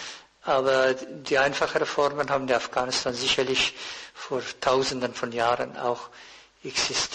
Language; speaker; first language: German; non-native, fluent; Persian